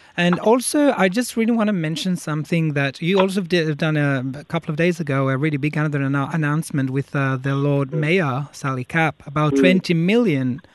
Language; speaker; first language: English; non-native, fluent; Greek